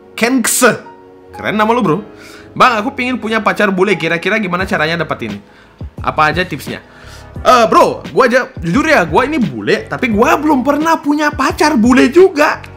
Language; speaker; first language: Indonesian; non-native, fluent; Russian